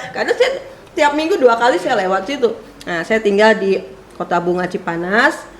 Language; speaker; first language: Indonesian; native; Indonesian